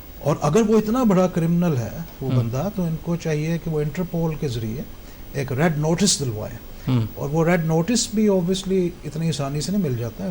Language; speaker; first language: Urdu; native; Urdu